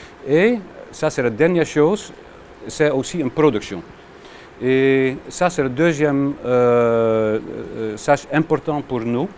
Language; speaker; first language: French; non-native, learner; Dutch